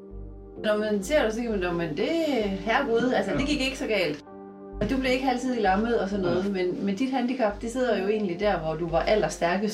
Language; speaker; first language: Danish; native; Danish